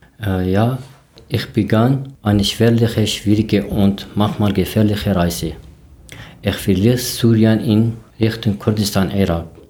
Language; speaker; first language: German; non-native, learner; Arabic